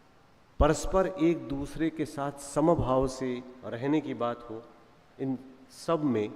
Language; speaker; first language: Hindi; native; Hindi